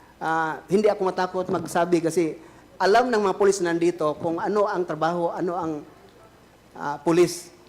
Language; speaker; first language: Filipino; non-native, local second language; Cebuano